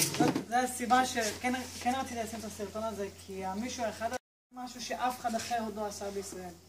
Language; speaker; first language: Hebrew; native; Hebrew